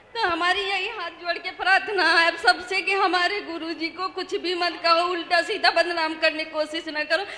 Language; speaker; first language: Hindi; native; Hindi